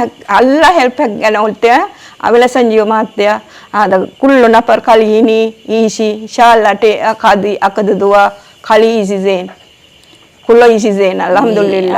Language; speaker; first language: Arabic; non-native, learner; Sinhala